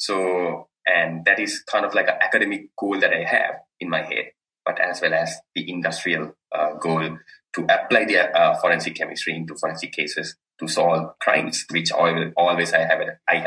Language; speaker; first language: English; non-native, local second language; Sinhala